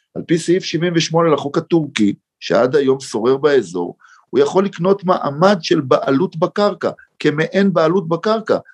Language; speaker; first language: Hebrew; native; Hebrew